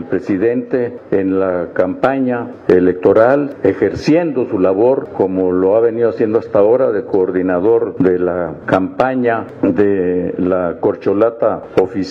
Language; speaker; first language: Spanish; native; Spanish